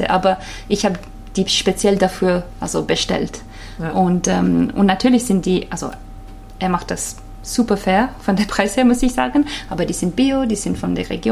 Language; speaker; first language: German; non-native, fluent; Japanese